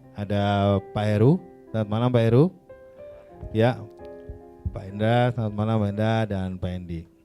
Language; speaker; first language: Indonesian; native; Indonesian